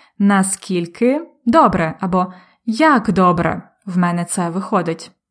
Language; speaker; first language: Ukrainian; native; Ukrainian